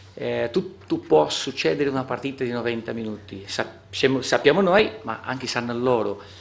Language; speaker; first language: Italian; non-native, fluent; Portuguese